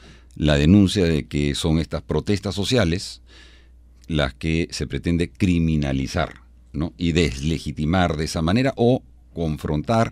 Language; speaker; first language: Spanish; native; Spanish